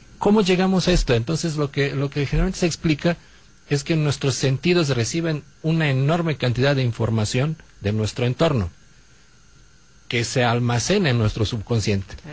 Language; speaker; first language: Spanish; non-native, fluent; Serbian